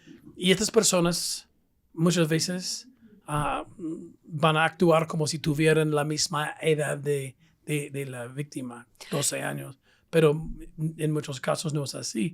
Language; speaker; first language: Spanish; non-native, fluent; English